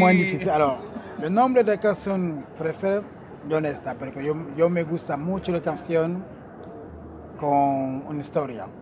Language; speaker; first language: Spanish; non-native, learner; Portuguese